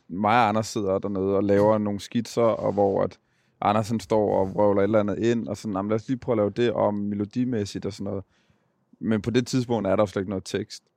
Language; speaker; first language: Danish; native; Danish